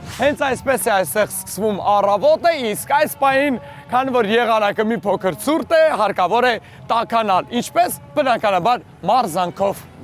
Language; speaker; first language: Armenian; native; Armenian